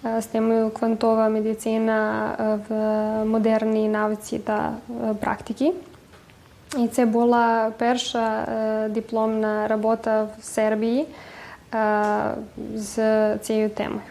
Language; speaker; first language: Ukrainian; early bilingual, heritage; Ukrainian